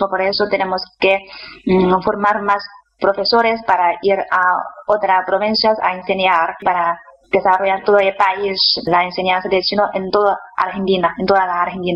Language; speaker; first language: Spanish; non-native, fluent; Chinese